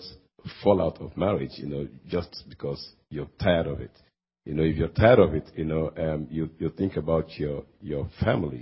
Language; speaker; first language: English; non-native, local second language; Igbo